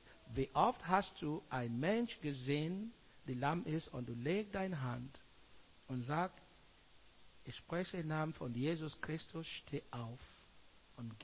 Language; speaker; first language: German; non-native, learner; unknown